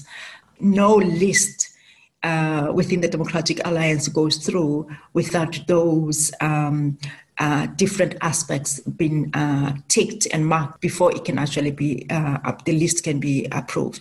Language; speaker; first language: English; non-native, local second language; Southern Sotho